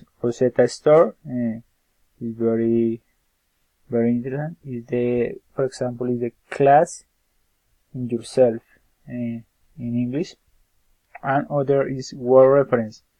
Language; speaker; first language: English; non-native, learner; Spanish